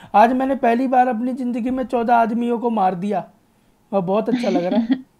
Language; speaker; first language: Hindi; native; Hindi